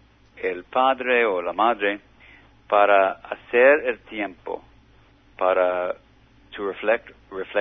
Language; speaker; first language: Spanish; non-native, learner; English